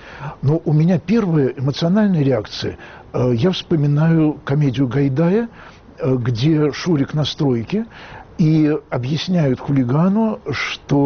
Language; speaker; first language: Russian; native; Russian